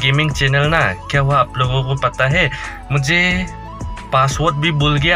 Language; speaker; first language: Hindi; non-native, learner; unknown